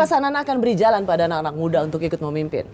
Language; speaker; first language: Indonesian; native; Indonesian